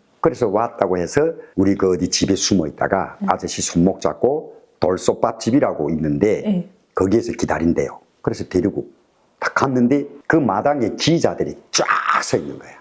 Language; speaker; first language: Korean; native; Korean